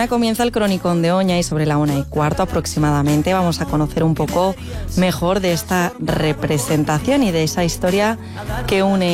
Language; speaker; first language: Spanish; native; Spanish